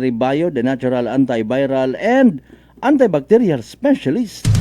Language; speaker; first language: English; non-native, local second language; Aklanon